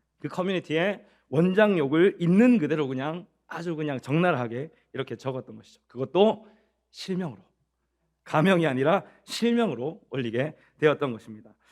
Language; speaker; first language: Korean; native; Korean